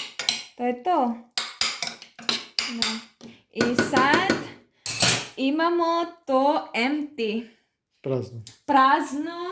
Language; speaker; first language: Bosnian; non-native, learner; Filipino